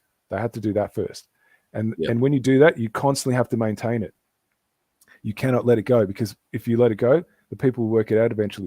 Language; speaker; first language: English; native; English